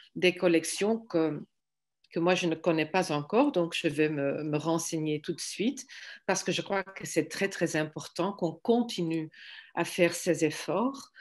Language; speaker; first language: French; non-native, fluent; Dutch